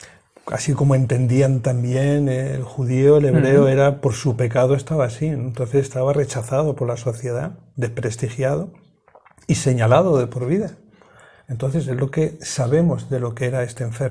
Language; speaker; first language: Spanish; native; Spanish